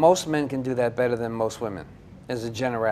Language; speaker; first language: English; native; English